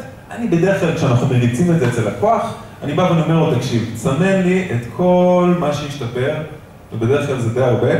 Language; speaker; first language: Hebrew; native; Hebrew